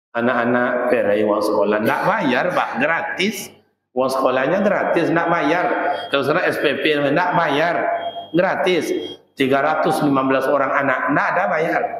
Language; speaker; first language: Malay; native; Malay